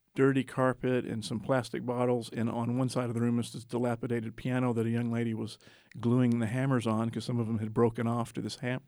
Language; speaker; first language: English; native; English